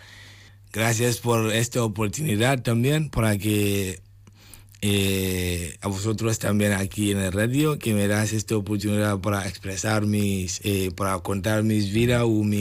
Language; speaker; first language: Spanish; non-native, learner; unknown